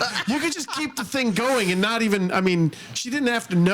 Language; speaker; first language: English; native; English